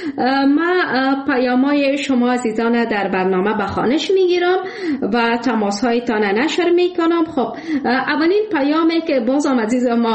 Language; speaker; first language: Persian; native; Persian